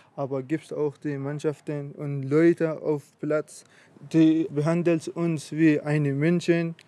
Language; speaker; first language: German; non-native, fluent; Persian